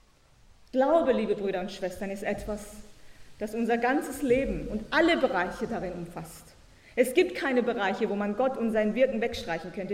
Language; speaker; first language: German; native; German